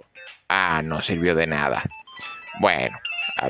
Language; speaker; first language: Spanish; native; Spanish